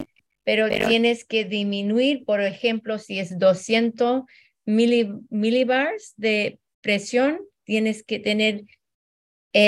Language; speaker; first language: Spanish; early bilingual, heritage; Spanish